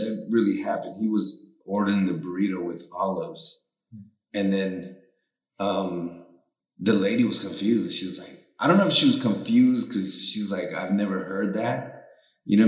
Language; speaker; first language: English; early bilingual, other home language; Spanish